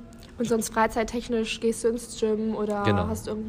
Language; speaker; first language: German; native; German